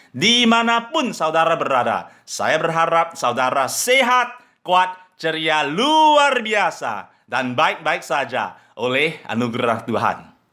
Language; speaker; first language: Indonesian; non-native, fluent; English